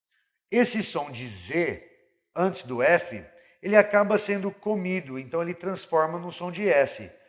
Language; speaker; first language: Portuguese; non-native, fluent; English